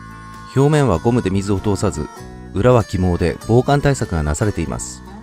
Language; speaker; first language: Japanese; native; Japanese